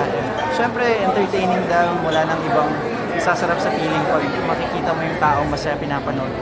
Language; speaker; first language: Filipino; non-native, local second language; Cebuano